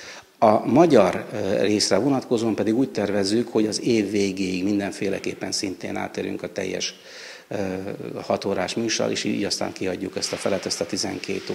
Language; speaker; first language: Hungarian; native; Hungarian